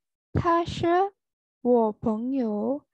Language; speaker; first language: Chinese; non-native, fluent; Indonesian